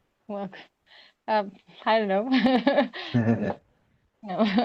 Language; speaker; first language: English; non-native, learner; Albanian